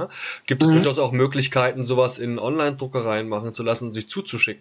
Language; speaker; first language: German; native; German